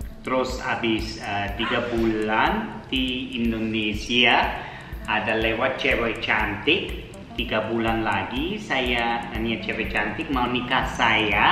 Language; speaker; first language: Indonesian; non-native, learner; German